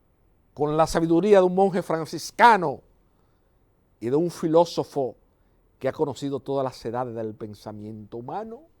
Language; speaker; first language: Spanish; native; Spanish